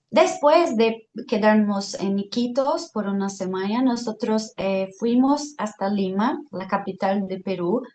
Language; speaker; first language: Spanish; non-native, fluent; Portuguese